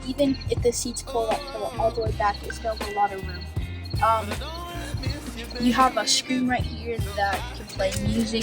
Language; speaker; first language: English; native; English